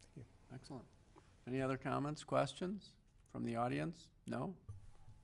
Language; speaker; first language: English; native; English